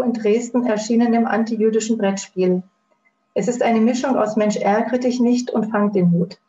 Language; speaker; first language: German; native; German